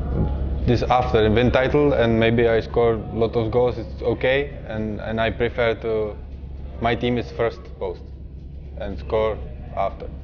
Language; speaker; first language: English; non-native, learner; Czech